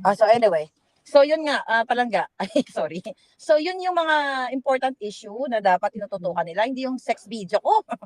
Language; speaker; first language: Filipino; non-native, local second language; Cebuano